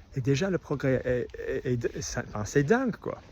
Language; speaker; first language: French; non-native, fluent; English